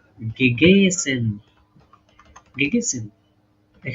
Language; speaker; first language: German; non-native, learner; Bangla